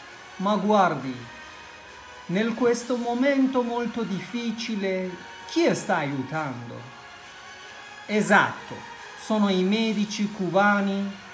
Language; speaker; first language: Italian; non-native, fluent; Spanish